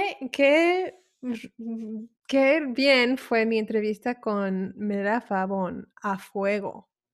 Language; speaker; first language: Spanish; early bilingual, heritage; Spanish